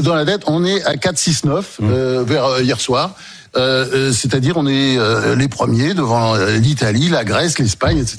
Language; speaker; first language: French; native; French